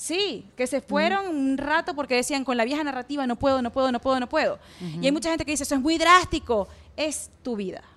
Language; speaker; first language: Spanish; native; Spanish